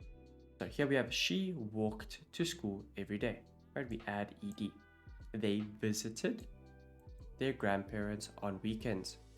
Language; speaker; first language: English; non-native, fluent; Italian